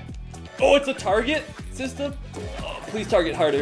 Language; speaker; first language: English; native; English